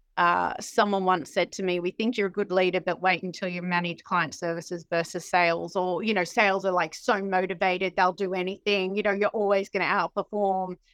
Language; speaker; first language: English; native; English